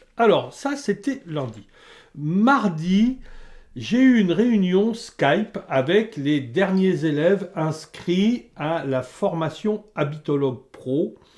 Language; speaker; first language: French; native; French